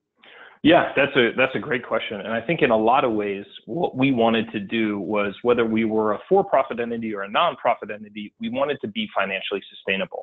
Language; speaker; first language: English; native; English